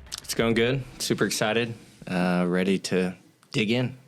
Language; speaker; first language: English; native; English